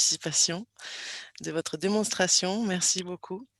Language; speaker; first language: French; native; French